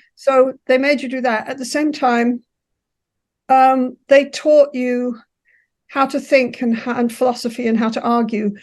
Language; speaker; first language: English; native; English